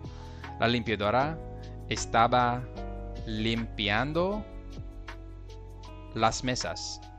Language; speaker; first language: Spanish; non-native, learner; English